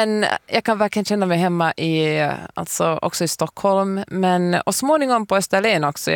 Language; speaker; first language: Swedish; native; Swedish